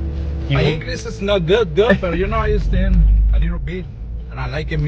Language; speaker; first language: English; non-native, learner; Spanish